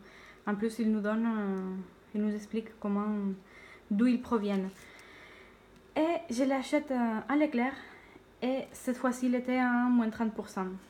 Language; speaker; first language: French; non-native, fluent; Spanish